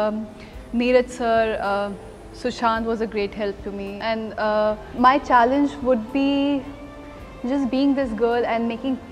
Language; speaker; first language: English; non-native, local second language; Hindi